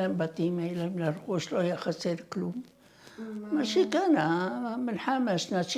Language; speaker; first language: Hebrew; non-native, fluent; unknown